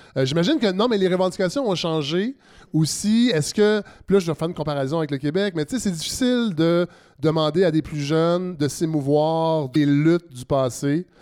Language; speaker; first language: French; native; French